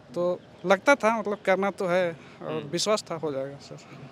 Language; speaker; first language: Hindi; native; Hindi